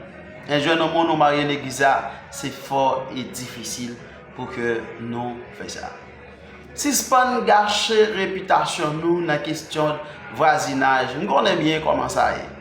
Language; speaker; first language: French; non-native, learner; Haitian Creole